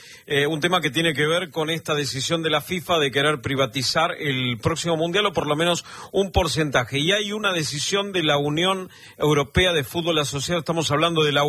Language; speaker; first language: Spanish; native; Spanish